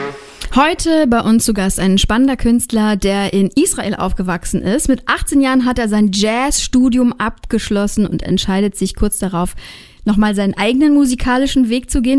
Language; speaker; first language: German; native; German